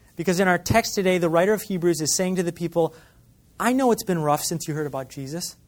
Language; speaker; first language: English; native; English